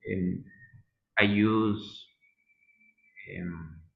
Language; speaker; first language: English; non-native, learner; Spanish